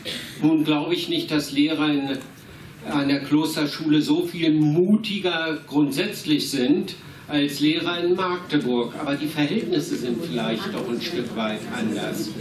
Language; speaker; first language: German; native; German